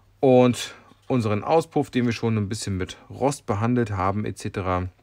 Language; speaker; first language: German; native; German